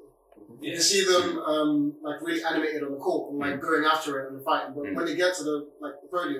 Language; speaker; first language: English; non-native, local second language; Yoruba